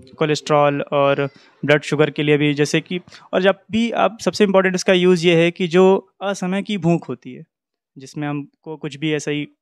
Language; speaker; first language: Hindi; native; Hindi